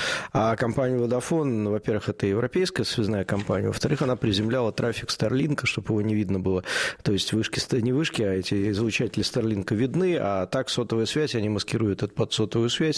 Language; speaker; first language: Russian; native; Russian